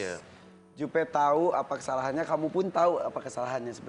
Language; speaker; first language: Indonesian; native; Indonesian